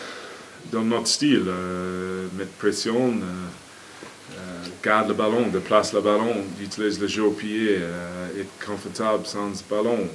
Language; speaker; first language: French; non-native, fluent; English